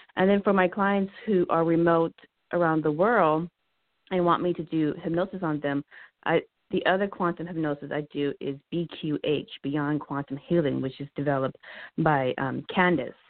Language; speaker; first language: English; early bilingual, heritage; Lao